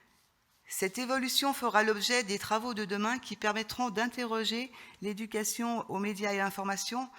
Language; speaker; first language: French; native; French